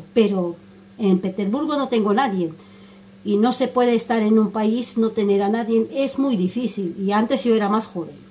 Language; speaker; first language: Spanish; non-native, fluent; Armenian